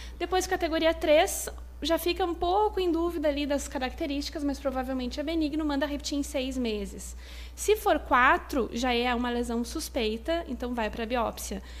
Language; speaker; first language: Portuguese; native; Portuguese